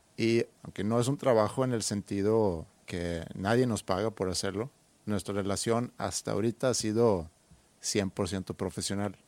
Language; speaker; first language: Spanish; non-native, fluent; Swedish